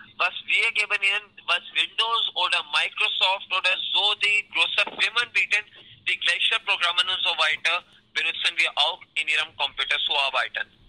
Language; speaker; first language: German; non-native, learner; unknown